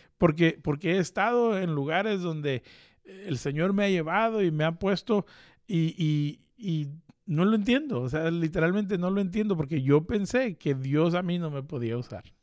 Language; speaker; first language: Spanish; early bilingual, heritage; Spanish